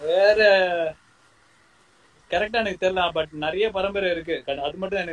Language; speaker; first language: Tamil; native; Tamil